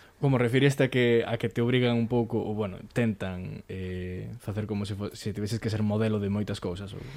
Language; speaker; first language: Galician; non-native, local second language; Spanish